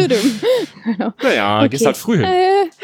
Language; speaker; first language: German; native; German